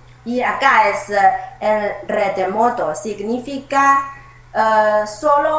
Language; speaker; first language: Spanish; non-native, learner; Chinese